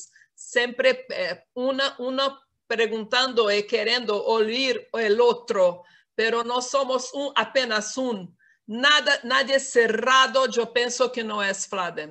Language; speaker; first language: Spanish; non-native, fluent; Portuguese